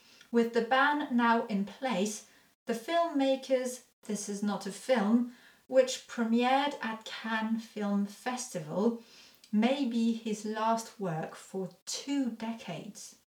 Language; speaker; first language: English; non-native, fluent; French